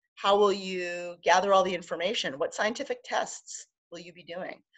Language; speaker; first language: English; native; English